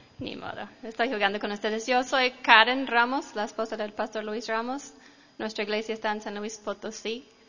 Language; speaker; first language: Spanish; non-native, fluent; English